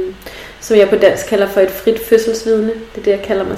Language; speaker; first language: Danish; native; Danish